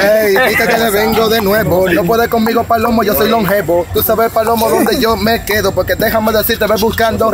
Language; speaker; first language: Spanish; native; Spanish